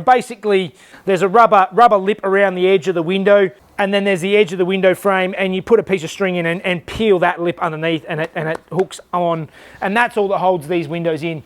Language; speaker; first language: English; native; English